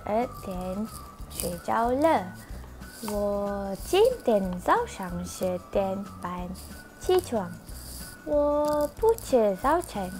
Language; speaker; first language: Chinese; non-native, learner; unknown